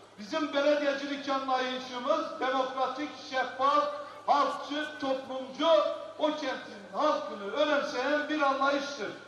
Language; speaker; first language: Turkish; non-native, local second language; Kurdish